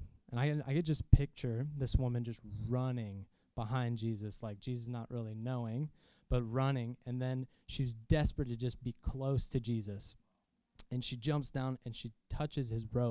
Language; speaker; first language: English; native; English